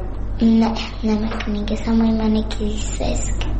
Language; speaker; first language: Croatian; non-native, learner; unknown